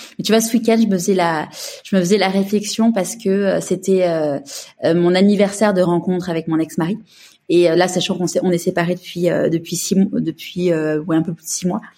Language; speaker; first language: French; native; French